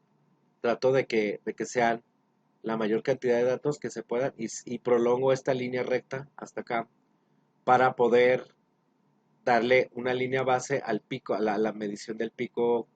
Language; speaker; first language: Spanish; native; Spanish